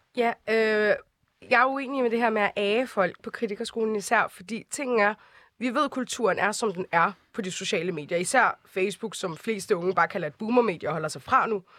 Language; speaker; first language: Danish; early bilingual, other home language; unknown